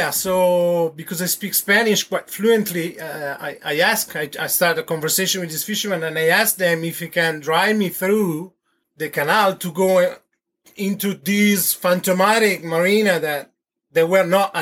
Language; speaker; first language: English; non-native, fluent; Italian